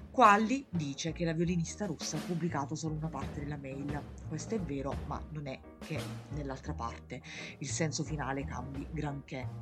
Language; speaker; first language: Italian; native; Italian